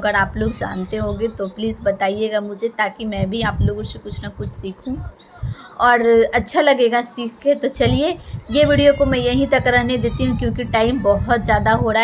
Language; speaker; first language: Hindi; non-native, local second language; Bhojpuri